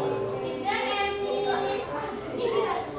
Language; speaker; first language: English; non-native, learner; Indonesian